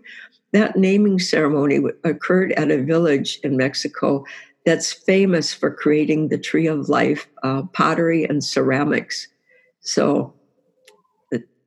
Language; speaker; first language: English; native; English